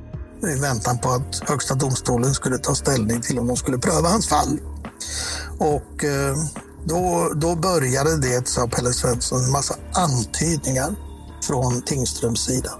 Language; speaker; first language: Swedish; native; Swedish